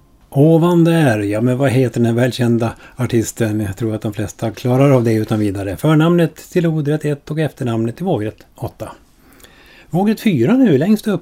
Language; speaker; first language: Swedish; native; Swedish